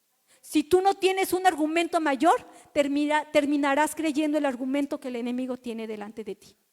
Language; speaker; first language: Spanish; native; Spanish